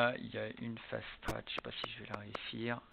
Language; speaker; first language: French; native; French